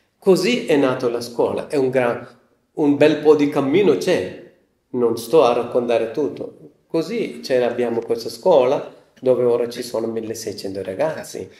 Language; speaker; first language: Italian; non-native, fluent; Malayalam